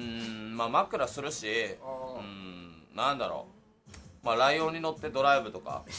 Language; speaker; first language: Japanese; native; Japanese